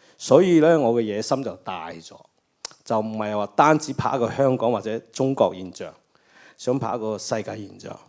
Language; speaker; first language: Cantonese; native; Cantonese